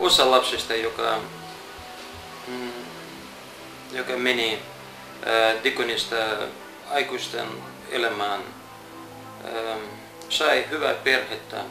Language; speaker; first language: Finnish; non-native, fluent; Russian